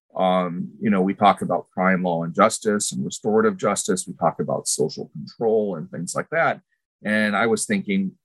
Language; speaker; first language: English; early bilingual, other home language; Spanish